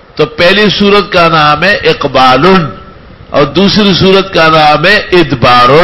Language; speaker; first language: Urdu; non-native, local second language; Pashto